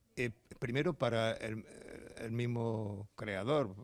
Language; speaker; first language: Spanish; native; Spanish